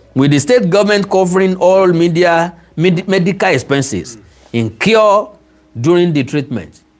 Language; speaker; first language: English; non-native, local second language; Yoruba